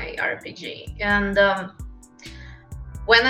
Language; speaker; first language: English; non-native, fluent; Portuguese